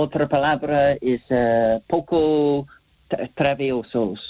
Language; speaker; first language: Spanish; non-native, learner; English